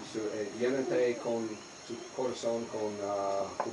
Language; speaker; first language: Spanish; non-native, learner; English